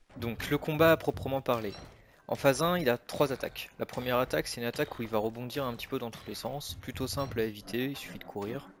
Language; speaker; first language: French; native; French